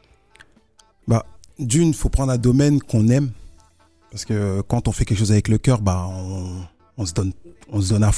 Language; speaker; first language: French; early bilingual, other home language; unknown